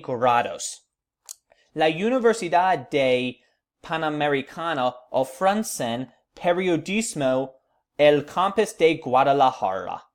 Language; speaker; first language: Spanish; non-native, learner; English